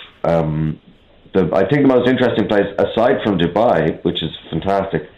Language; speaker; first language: English; native; English